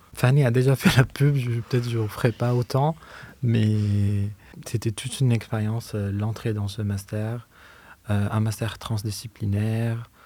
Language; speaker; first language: French; non-native, fluent; Arabic